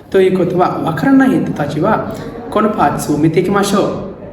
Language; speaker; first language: Japanese; non-native, learner; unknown